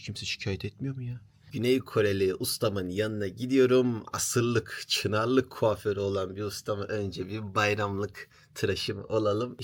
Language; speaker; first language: Turkish; native; Turkish